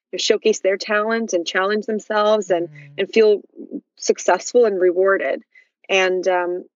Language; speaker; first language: English; early bilingual, other home language; Russian